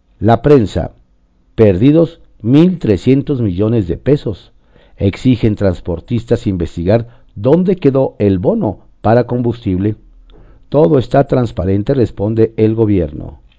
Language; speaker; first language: Spanish; native; Spanish